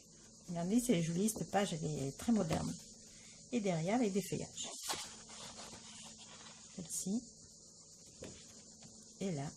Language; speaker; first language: French; native; French